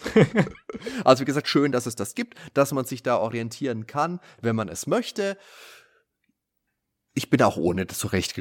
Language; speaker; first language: German; native; German